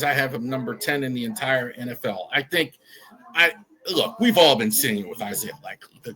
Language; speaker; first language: English; native; English